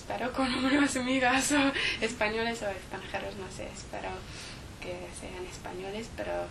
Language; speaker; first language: Spanish; non-native, learner; English